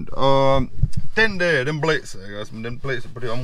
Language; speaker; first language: Danish; native; Danish